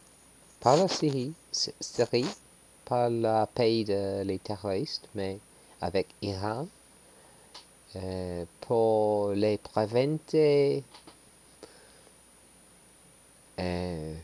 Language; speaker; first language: French; non-native, learner; English